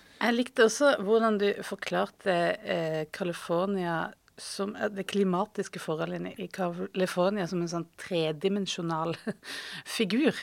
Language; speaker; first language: Norwegian; native; Norwegian